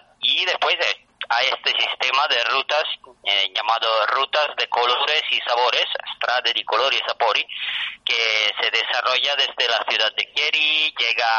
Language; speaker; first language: Spanish; non-native, fluent; Italian